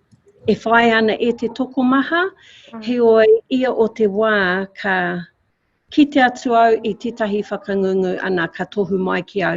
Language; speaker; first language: Māori; non-native, local second language; English